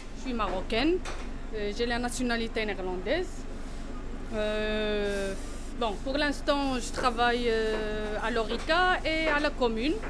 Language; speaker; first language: French; non-native, local second language; Arabic